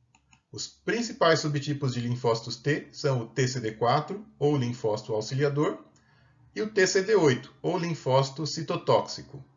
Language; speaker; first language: Portuguese; native; Portuguese